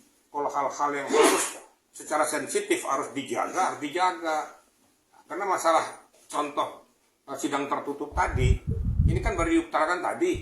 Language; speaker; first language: Indonesian; native; Indonesian